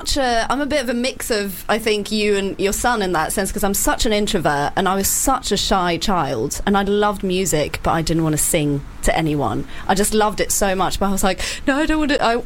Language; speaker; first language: English; non-native, fluent; Norwegian